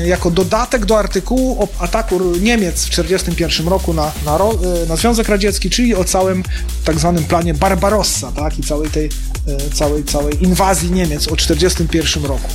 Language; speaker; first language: Polish; native; Polish